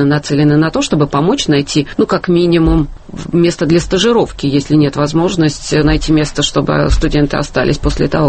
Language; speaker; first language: Russian; native; Russian